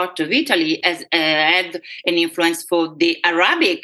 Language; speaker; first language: English; non-native, fluent; Italian